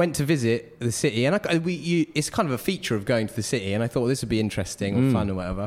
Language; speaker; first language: English; native; English